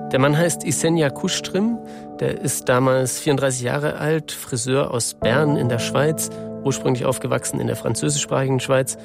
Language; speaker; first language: German; native; German